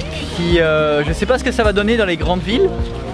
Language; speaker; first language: French; native; French